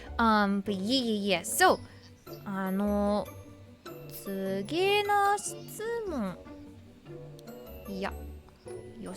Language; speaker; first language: Japanese; non-native, learner; English